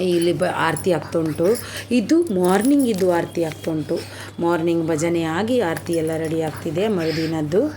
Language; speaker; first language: Kannada; native; Kannada